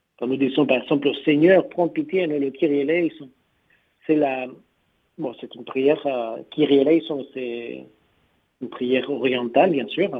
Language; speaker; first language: French; non-native, fluent; Spanish